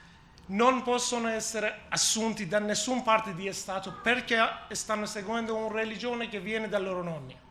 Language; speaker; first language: Italian; non-native, learner; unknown